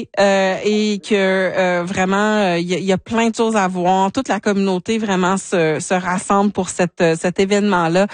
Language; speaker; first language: French; native; French